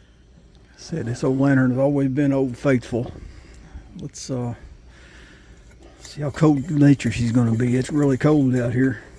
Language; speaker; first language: English; native; English